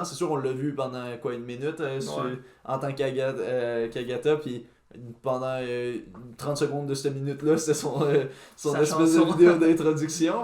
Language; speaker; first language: French; native; French